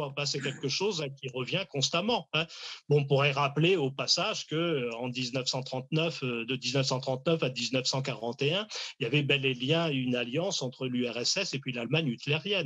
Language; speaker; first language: French; native; French